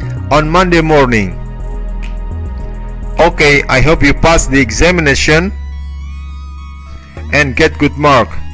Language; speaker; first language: English; non-native, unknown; Indonesian